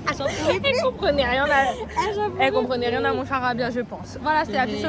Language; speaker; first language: French; native; French